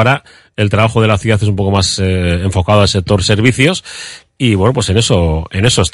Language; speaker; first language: Spanish; native; Spanish